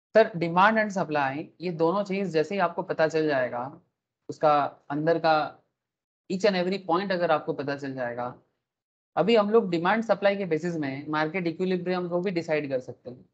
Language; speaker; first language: Hindi; non-native, local second language; Bangla